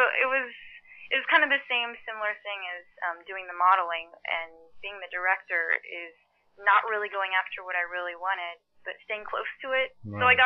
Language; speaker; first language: English; early bilingual, other home language; Chinese